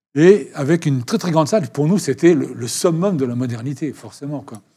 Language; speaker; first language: French; native; French